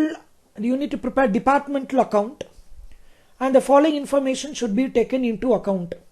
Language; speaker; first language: English; non-native, local second language; Kannada